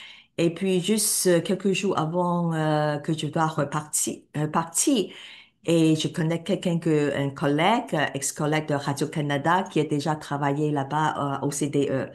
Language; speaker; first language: French; non-native, fluent; Cantonese